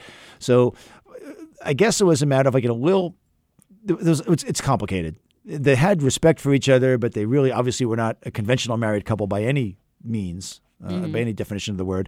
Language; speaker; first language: English; native; English